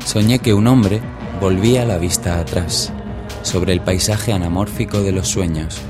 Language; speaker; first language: Spanish; native; Spanish